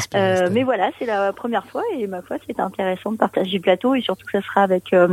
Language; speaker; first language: French; native; French